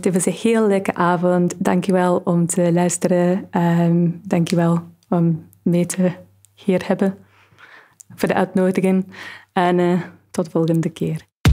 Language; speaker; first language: Dutch; non-native, learner; English